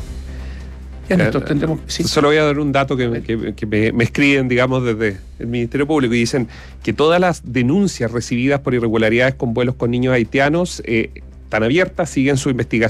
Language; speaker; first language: Spanish; native; Spanish